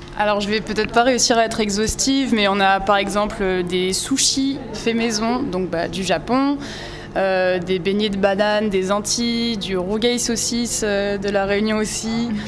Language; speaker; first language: French; native; French